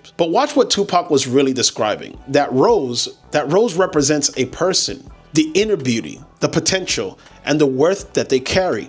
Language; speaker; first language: English; native; English